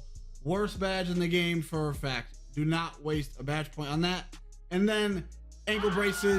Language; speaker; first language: English; native; English